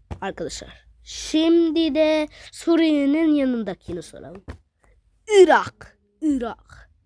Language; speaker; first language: Turkish; early bilingual, other home language; Arabic